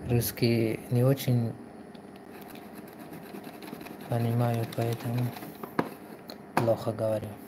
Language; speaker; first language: Russian; non-native, learner; Tajik